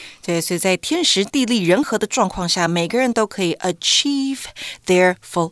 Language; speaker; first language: English; non-native, fluent; Chinese